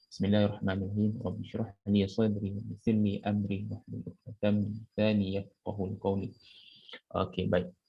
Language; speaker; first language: Malay; native; Malay